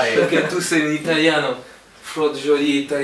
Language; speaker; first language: Italian; non-native, learner; French